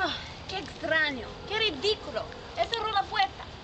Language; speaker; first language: Spanish; non-native, learner; English